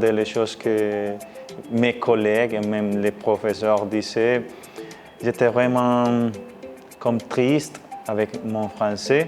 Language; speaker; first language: French; non-native, fluent; Spanish